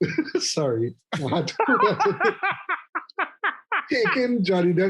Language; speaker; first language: English; native; English